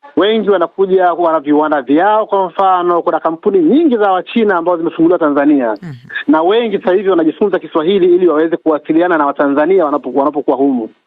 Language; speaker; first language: Swahili; native; Swahili